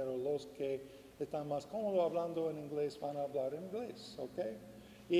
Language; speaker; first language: Spanish; non-native, fluent; English